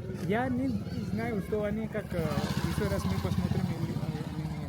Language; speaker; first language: Russian; non-native, learner; Hindi